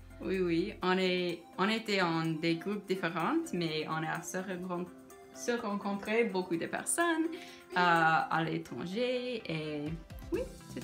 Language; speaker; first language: French; non-native, learner; English